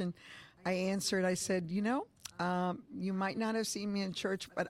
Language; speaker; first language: English; early bilingual, other home language; Spanish